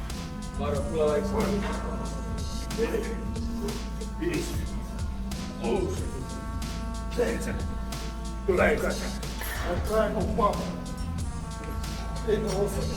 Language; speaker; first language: Estonian; non-native, learner; Russian